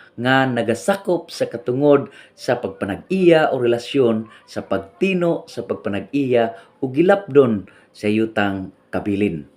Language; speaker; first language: Cebuano; non-native, local second language; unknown